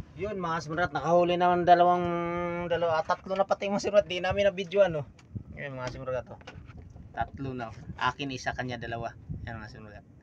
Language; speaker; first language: Filipino; native; Filipino